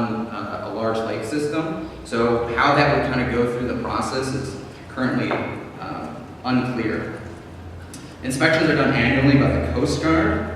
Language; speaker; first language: English; native; English